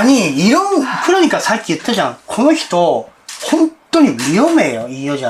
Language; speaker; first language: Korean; non-native, learner; Japanese